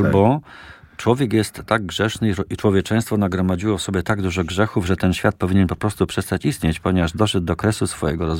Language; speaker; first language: Polish; native; Polish